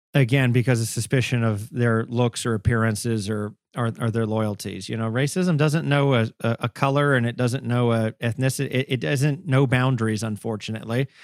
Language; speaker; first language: English; native; English